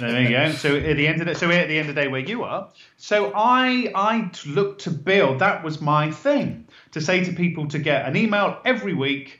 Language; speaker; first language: English; native; English